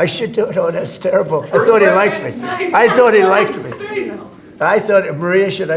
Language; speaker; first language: English; native; English